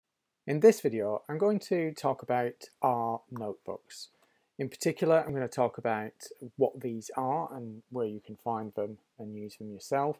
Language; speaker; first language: English; native; English